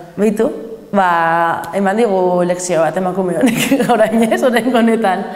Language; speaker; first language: Basque; non-native, local second language; Spanish